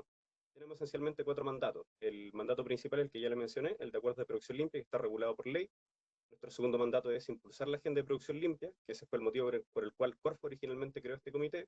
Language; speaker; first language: Spanish; native; Spanish